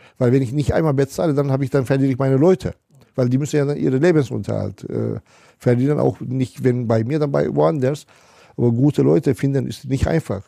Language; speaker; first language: German; non-native, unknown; Turkish